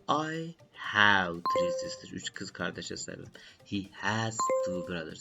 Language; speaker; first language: English; non-native, learner; Turkish